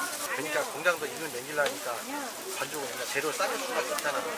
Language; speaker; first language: Korean; native; Korean